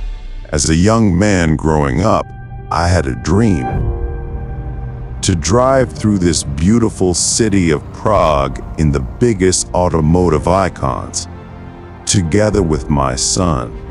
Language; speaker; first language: English; non-native, fluent; Czech